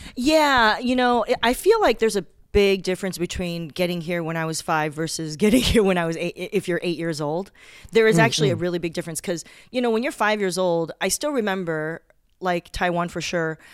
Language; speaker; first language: English; native; English